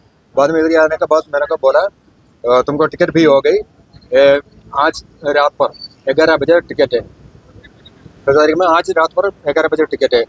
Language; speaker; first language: Hindi; non-native, local second language; Malayalam